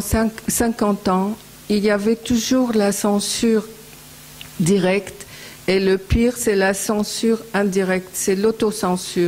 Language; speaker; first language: French; non-native, fluent; Arabic